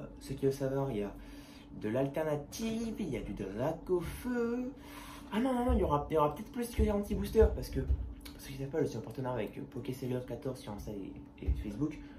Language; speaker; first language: French; native; French